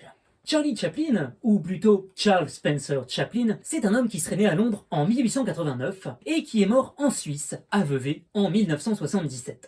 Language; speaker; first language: French; native; French